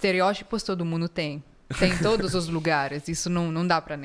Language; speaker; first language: Portuguese; non-native, fluent; Italian